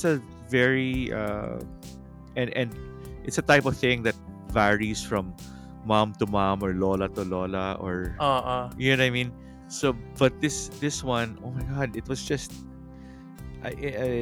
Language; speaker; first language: English; non-native, local second language; Filipino